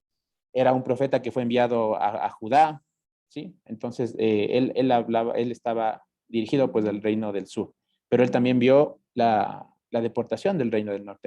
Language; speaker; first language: Spanish; native; Spanish